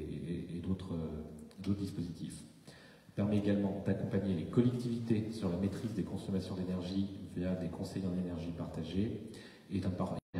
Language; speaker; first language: French; native; French